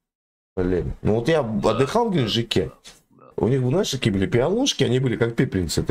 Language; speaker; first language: Russian; native; Russian